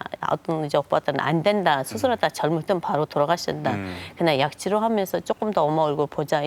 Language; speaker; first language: Korean; non-native, fluent; Mongolian